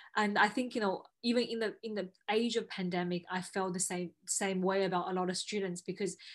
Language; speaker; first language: English; non-native, fluent; Chinese